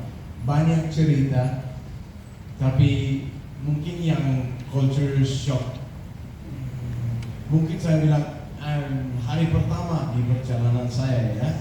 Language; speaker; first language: Indonesian; non-native, fluent; Danish